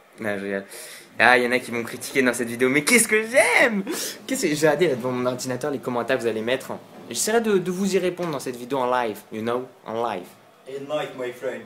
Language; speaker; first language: French; native; French